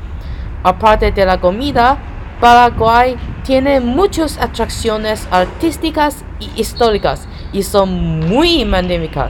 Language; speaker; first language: Spanish; non-native, learner; Chinese